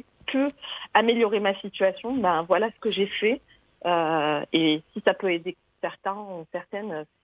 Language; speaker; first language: French; non-native, local second language; Arabic